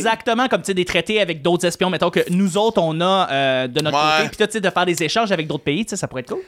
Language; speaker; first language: French; native; French